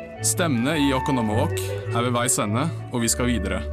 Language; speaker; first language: Norwegian; native; Norwegian